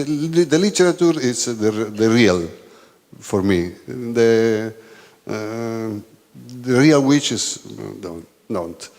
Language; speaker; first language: English; non-native, learner; Italian